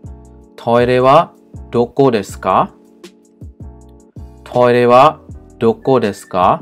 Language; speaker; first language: Japanese; non-native, learner; Khmer